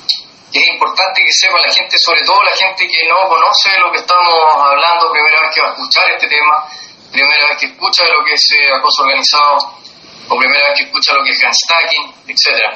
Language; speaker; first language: Spanish; native; Spanish